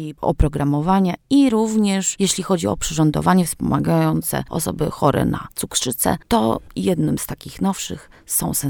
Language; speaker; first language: Polish; native; Polish